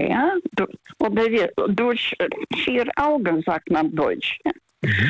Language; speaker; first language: German; non-native, fluent; Russian